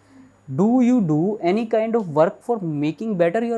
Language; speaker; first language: English; non-native, local second language; Hindi